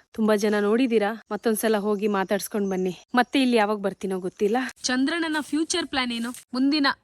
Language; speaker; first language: Kannada; non-native, local second language; Tulu